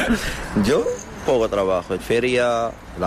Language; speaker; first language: Spanish; non-native, learner; Arabic